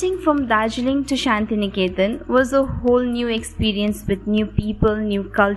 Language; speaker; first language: English; non-native, local second language; Nepali